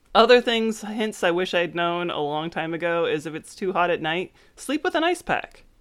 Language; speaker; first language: English; native; English